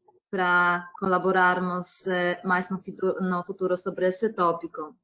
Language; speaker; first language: Portuguese; non-native, fluent; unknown